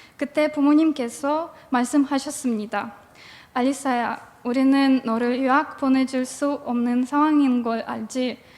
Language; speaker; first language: Korean; non-native, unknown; Russian